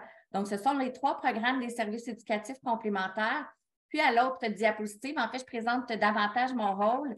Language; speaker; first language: French; native; French